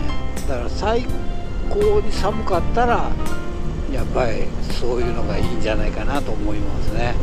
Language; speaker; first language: Japanese; native; Japanese